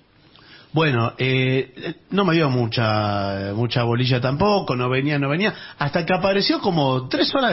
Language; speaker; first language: Spanish; native; Spanish